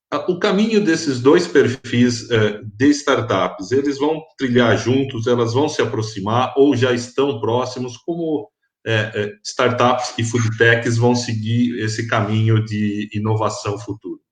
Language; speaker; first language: Portuguese; native; Portuguese